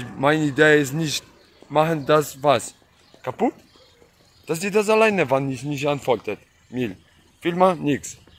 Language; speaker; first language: German; non-native, learner; Polish